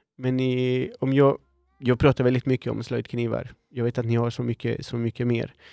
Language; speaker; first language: Swedish; non-native, fluent; Spanish